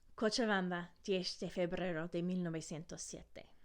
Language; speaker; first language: Spanish; non-native, fluent; English